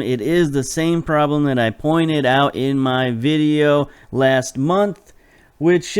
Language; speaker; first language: English; native; English